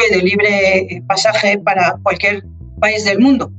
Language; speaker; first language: Spanish; non-native, fluent; Hebrew